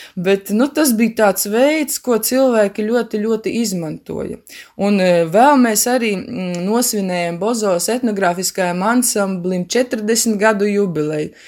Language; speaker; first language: Latvian; native; Latvian